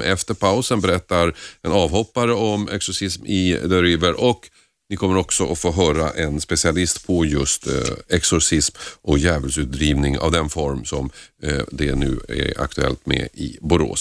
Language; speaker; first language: Swedish; native; Swedish